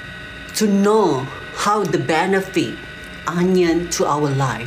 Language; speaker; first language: English; non-native, learner; Malay